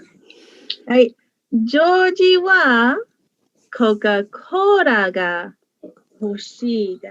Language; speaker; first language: Japanese; non-native, fluent; English